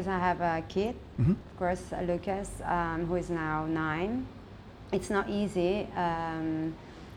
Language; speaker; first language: English; non-native, fluent; Dutch